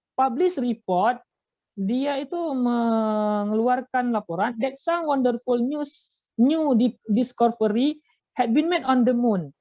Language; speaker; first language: English; non-native, fluent; Indonesian